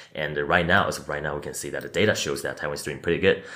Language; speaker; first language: English; non-native, fluent; Chinese